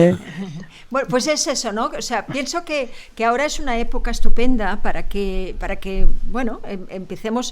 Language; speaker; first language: Spanish; native; Spanish